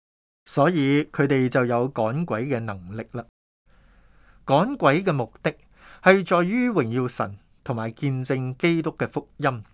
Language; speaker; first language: Chinese; non-native, local second language; Cantonese